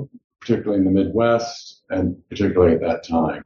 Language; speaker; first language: English; native; English